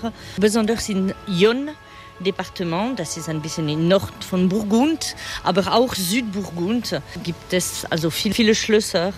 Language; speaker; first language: German; non-native, fluent; French